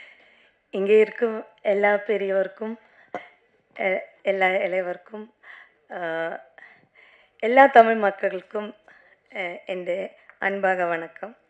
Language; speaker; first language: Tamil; non-native, learner; Malayalam